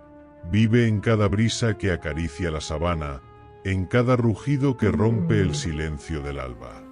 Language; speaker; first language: Spanish; native; Spanish